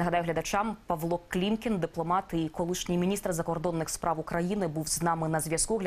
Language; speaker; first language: Ukrainian; native; Ukrainian